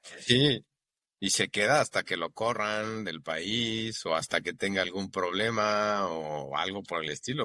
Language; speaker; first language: Spanish; native; Spanish